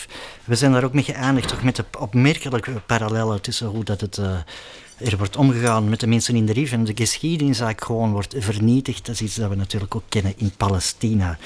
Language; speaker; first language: Dutch; native; Dutch